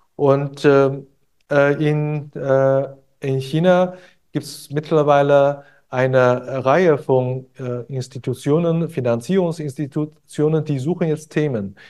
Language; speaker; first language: German; non-native, fluent; Chinese